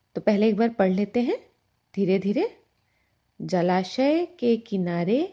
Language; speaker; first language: Hindi; non-native, local second language; Assamese